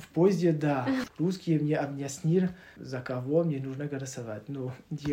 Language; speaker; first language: Russian; non-native, learner; French